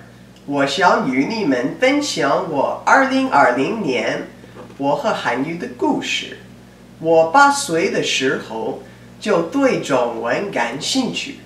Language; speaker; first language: Chinese; non-native, learner; English